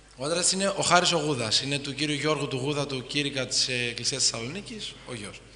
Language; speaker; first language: Greek; native; Greek